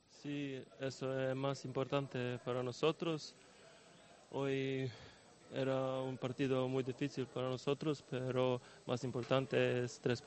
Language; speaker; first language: Spanish; non-native, learner; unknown